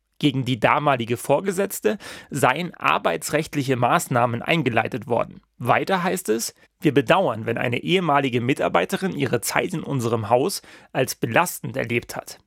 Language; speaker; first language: German; native; German